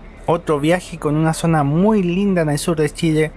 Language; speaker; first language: Spanish; native; Spanish